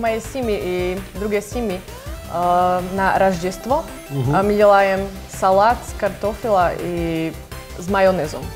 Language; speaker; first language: Russian; non-native, learner; Slovak